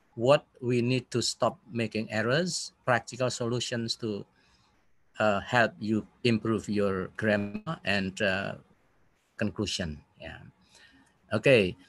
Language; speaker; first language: English; non-native, fluent; Indonesian